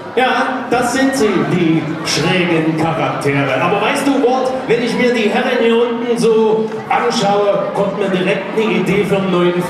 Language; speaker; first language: German; native; German